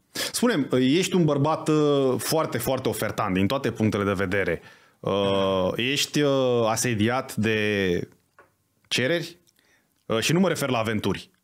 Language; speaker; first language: Romanian; native; Romanian